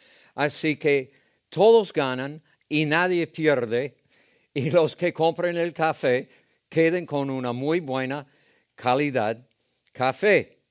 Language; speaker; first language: Spanish; non-native, fluent; English